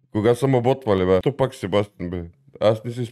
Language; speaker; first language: Bulgarian; native; Bulgarian